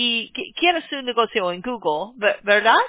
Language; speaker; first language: Spanish; non-native, learner; English